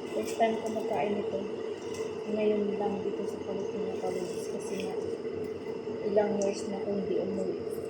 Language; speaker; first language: Filipino; non-native, local second language; Cebuano